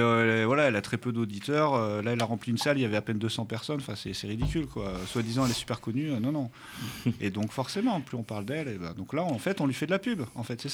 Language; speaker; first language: French; native; French